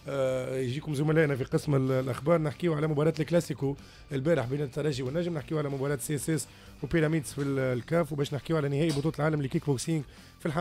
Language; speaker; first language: Arabic; native; Arabic